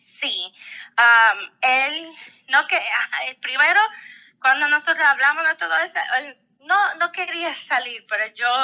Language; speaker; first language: Spanish; non-native, fluent; Russian